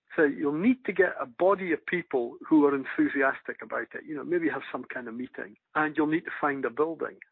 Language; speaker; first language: English; native; English